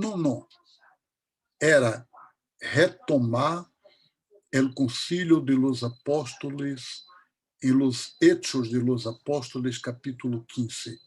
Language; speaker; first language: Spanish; non-native, learner; Portuguese